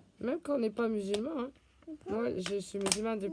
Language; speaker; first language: French; native; French